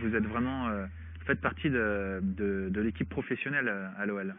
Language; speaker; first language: French; native; French